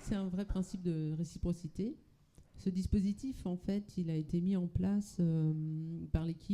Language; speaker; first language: French; native; French